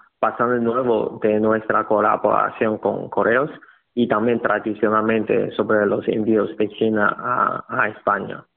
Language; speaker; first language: Spanish; non-native, learner; Chinese